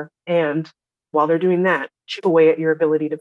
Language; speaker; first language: English; native; English